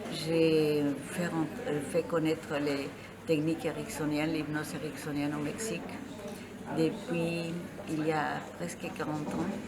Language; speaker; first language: French; non-native, fluent; Spanish